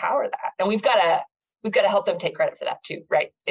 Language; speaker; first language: English; native; English